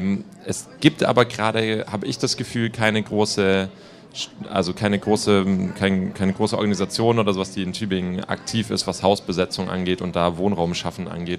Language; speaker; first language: German; native; German